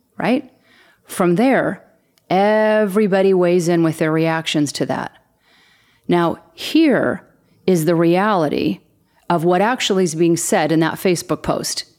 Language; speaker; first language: English; native; English